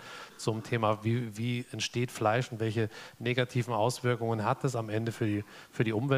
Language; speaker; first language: German; native; German